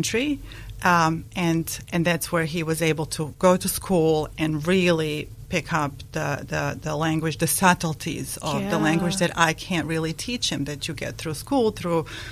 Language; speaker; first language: English; non-native, fluent; Bosnian